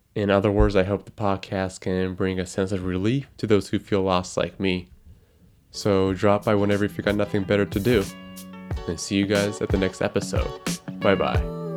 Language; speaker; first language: English; non-native, fluent; Japanese